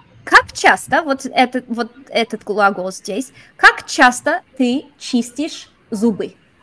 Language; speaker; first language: Russian; non-native, fluent; English